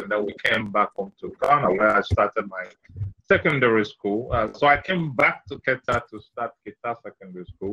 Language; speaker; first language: English; non-native, local second language; Ewe